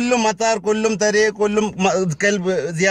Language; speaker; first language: Arabic; non-native, learner; Malayalam